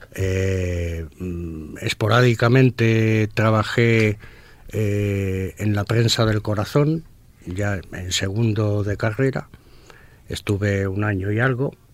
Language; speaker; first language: Spanish; native; Spanish